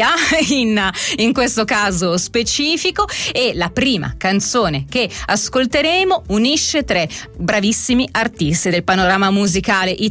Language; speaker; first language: Italian; native; Italian